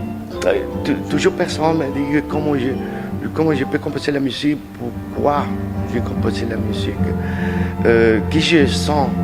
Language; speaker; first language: French; non-native, learner; Spanish